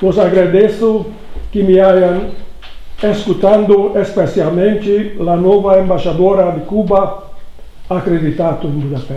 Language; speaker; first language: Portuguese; non-native, learner; Hungarian